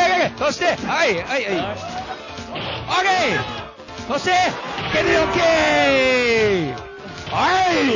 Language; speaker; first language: Japanese; native; Japanese